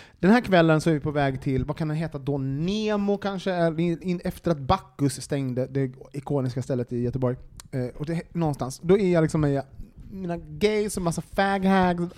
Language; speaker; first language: Swedish; native; Swedish